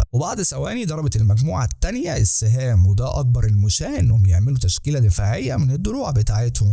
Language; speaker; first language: Arabic; native; Arabic